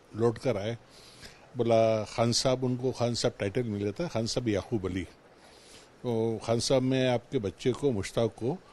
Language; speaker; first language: Hindi; native; Hindi